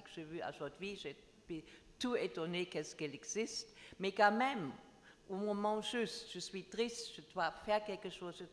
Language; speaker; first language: French; non-native, learner; German